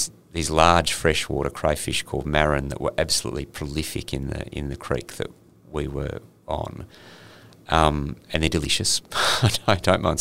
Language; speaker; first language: English; native; English